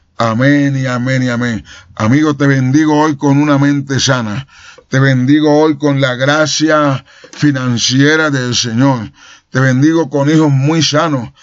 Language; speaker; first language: Spanish; native; Spanish